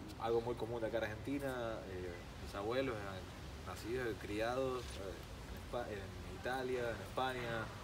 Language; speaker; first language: Spanish; early bilingual, other home language; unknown